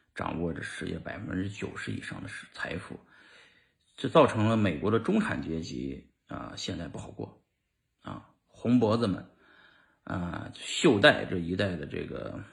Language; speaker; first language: Chinese; native; Chinese